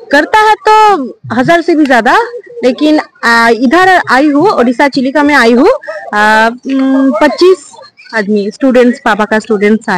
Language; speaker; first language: Hindi; non-native, local second language; Bangla